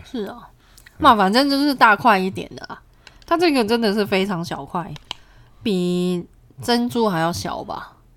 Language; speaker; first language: Chinese; non-native, local second language; Cantonese